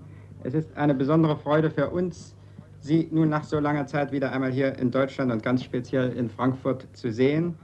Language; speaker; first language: German; native; German